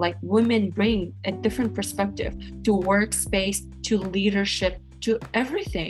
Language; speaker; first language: English; non-native, fluent; Kyrgyz